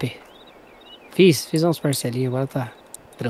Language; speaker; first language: Portuguese; native; Portuguese